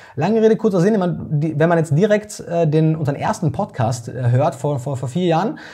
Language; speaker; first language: German; native; German